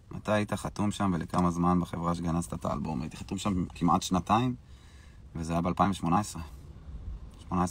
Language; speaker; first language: Hebrew; native; Hebrew